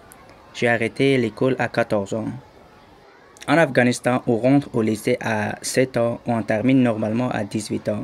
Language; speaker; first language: French; non-native, learner; Persian